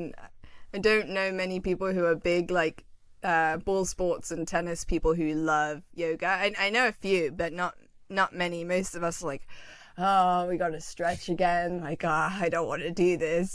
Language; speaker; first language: English; native; English